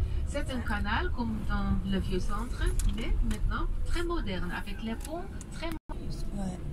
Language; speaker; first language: French; non-native, fluent; Dutch